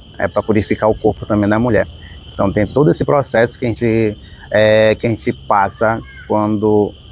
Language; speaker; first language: Portuguese; non-native, local second language; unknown